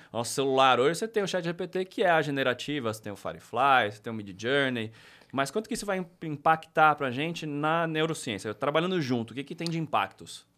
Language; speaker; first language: Portuguese; native; Portuguese